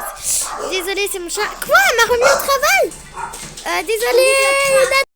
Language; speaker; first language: French; native; French